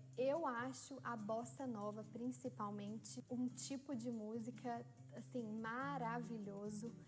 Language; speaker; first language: Portuguese; native; Portuguese